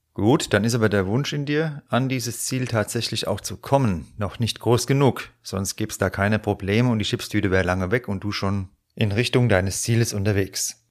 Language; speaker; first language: German; native; German